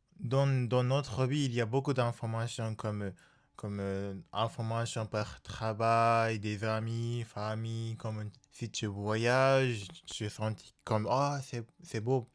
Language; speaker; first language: French; non-native, learner; Japanese